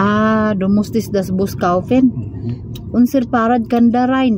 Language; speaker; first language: German; non-native, learner; Cebuano